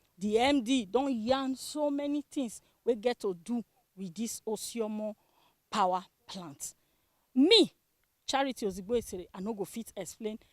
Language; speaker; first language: Nigerian Pidgin; native; Nigerian Pidgin